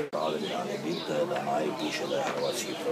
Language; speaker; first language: Croatian; native; Croatian